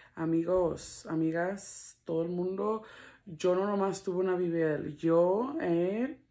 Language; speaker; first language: Spanish; early bilingual, heritage; Spanish